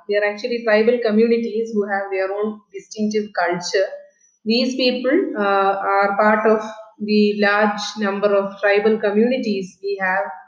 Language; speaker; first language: English; non-native, local second language; Malayalam